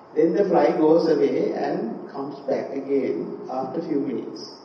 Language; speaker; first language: English; non-native, local second language; Sinhala